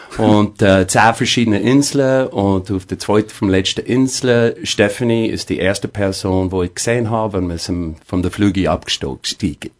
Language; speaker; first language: German; non-native, fluent; English